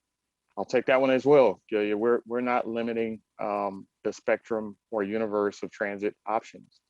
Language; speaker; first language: English; native; English